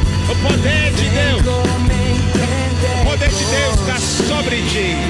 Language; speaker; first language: Portuguese; non-native, learner; English